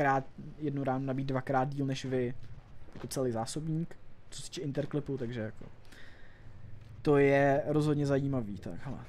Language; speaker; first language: Czech; native; Czech